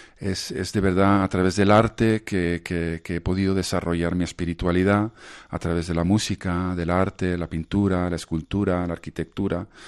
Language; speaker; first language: Spanish; non-native, fluent; Dutch